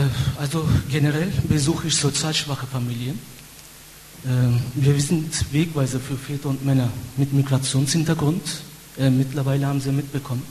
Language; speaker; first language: German; non-native, fluent; Turkish